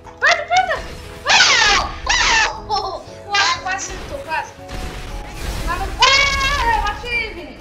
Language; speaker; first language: Portuguese; native; Portuguese